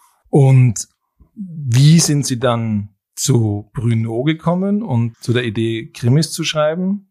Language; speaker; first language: German; native; German